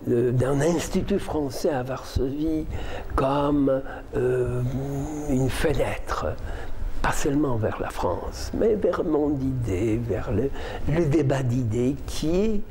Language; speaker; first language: French; non-native, fluent; Polish